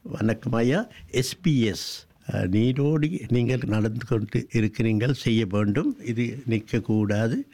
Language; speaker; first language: Tamil; non-native, local second language; Sinhala